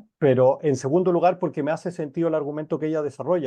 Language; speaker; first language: Spanish; native; Spanish